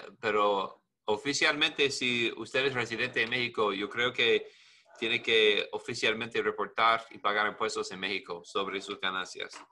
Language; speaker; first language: Spanish; non-native, learner; English